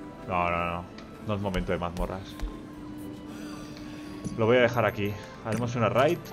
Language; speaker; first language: Spanish; native; Spanish